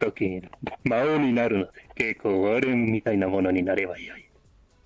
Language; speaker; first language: Japanese; non-native, learner; English